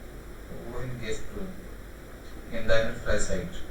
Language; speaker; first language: German; non-native, learner; Hindi